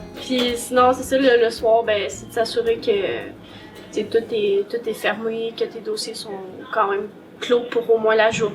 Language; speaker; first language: French; native; French